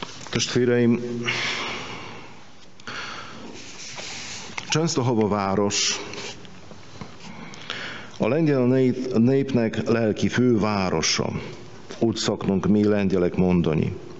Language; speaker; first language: Hungarian; non-native, fluent; Polish